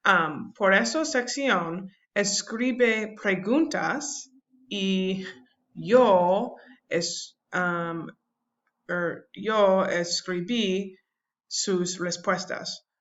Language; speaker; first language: Spanish; non-native, learner; English